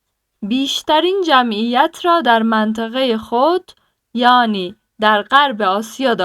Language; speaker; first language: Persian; non-native, fluent; Turkish